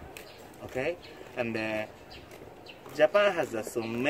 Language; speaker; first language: English; non-native, learner; Japanese